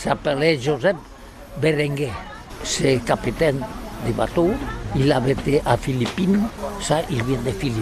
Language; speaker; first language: French; non-native, learner; Catalan